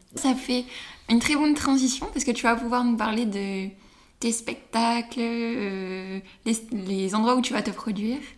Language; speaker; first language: French; native; French